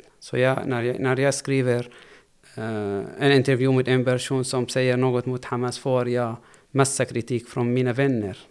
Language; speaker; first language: Swedish; non-native, fluent; Arabic